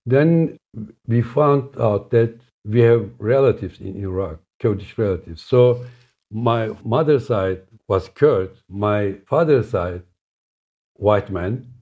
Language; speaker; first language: English; non-native, fluent; Turkish